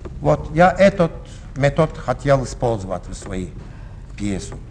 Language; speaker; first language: Russian; non-native, learner; Turkish